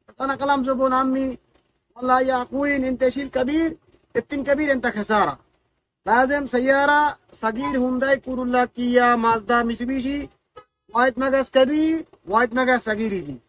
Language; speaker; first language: Arabic; non-native, learner; Bangla